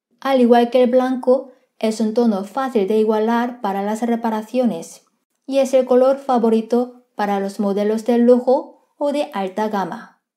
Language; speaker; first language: Spanish; non-native, fluent; Korean